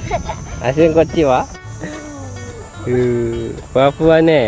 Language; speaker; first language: Japanese; non-native, fluent; Indonesian